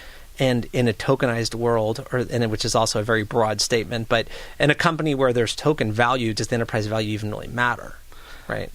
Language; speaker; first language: English; native; English